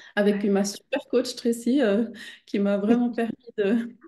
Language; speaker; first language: French; native; French